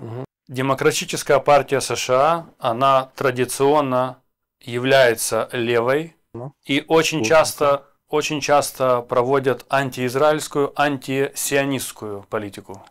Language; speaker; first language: Russian; native; Russian